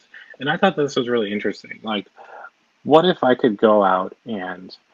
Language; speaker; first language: English; native; English